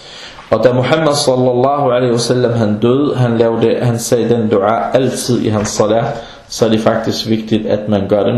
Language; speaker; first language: Danish; early bilingual, other home language; Arabic